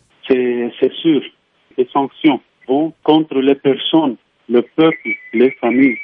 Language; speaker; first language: French; non-native, fluent; Arabic